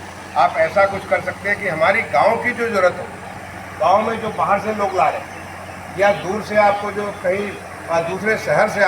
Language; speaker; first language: Hindi; native; Hindi